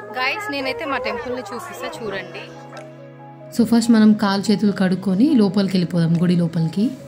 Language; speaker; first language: Telugu; non-native, local second language; Lambadi